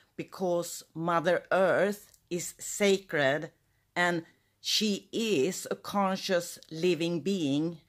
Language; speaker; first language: English; non-native, fluent; Swedish